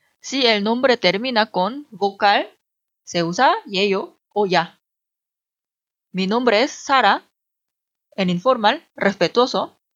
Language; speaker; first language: Spanish; non-native, fluent; Korean